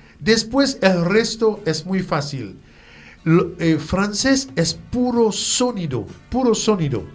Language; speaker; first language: Spanish; non-native, fluent; French